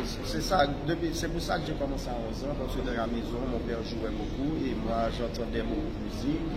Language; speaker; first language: French; non-native, learner; Haitian Creole